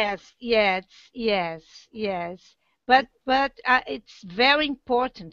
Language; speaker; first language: English; non-native, learner; Portuguese